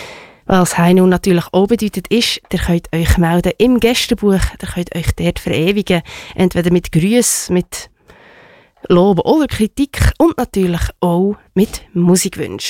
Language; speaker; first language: German; native; German